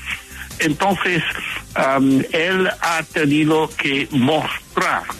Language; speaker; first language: Spanish; non-native, fluent; English